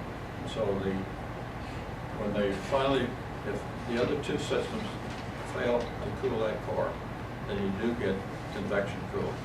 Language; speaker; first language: English; native; English